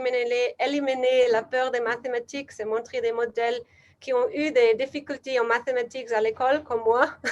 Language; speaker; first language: French; non-native, learner; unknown